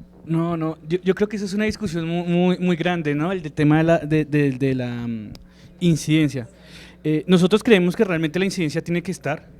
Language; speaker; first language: Spanish; native; Spanish